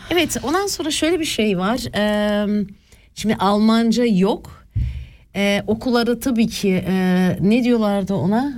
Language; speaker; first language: Turkish; early bilingual, heritage; Turkish